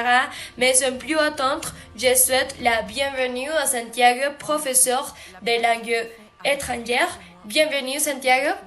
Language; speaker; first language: French; non-native, learner; Spanish